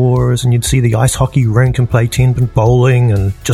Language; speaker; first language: English; native; English